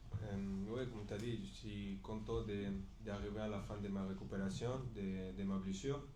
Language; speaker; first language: French; non-native, fluent; Spanish